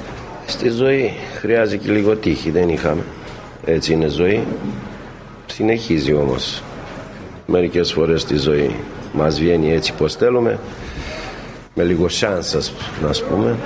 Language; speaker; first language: Greek; non-native, fluent; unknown